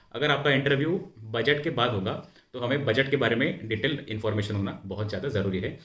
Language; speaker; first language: Hindi; non-native, local second language; Marathi